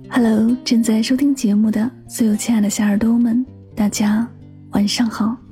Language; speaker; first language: Chinese; native; Chinese